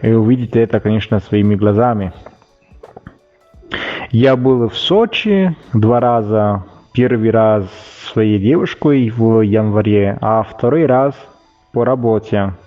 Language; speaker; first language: Russian; non-native, fluent; Italian